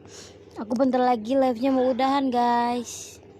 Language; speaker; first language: Indonesian; native; Indonesian